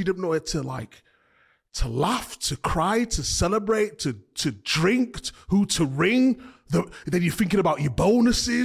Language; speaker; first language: English; native; English